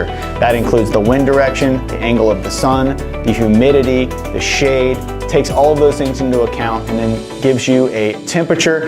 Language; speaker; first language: English; native; English